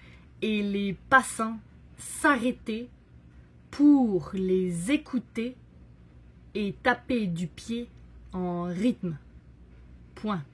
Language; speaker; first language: French; native; French